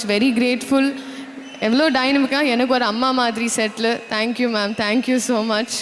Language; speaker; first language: Tamil; non-native, learner; Telugu